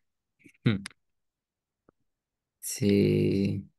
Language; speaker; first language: French; non-native, learner; Romanian